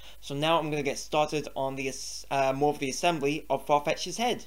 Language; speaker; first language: English; native; English